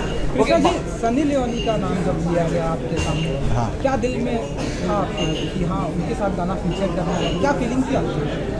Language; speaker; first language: Hindi; native; Hindi